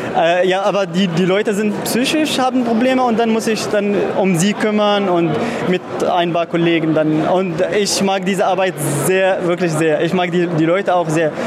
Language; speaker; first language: German; non-native, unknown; Arabic